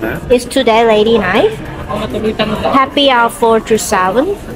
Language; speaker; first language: English; non-native, learner; Thai